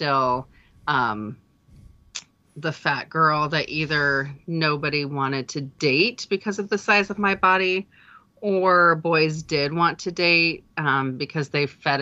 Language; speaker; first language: English; native; English